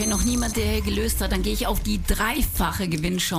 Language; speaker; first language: German; native; German